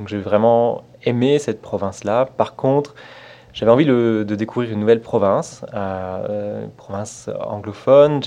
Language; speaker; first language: French; native; French